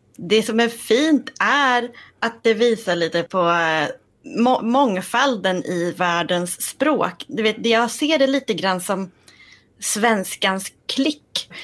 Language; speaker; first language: Swedish; native; Swedish